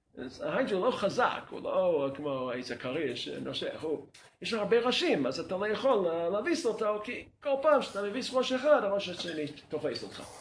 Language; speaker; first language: Hebrew; non-native, fluent; English